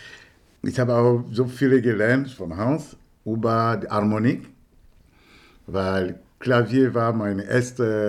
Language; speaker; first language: German; non-native, learner; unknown